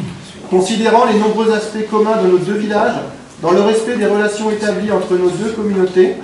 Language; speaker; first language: French; native; French